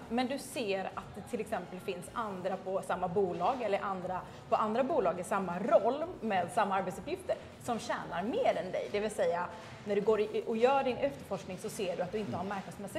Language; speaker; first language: Swedish; native; Swedish